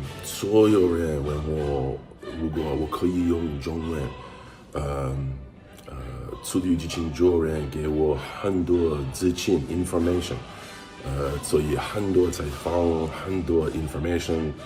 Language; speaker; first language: Chinese; non-native, learner; English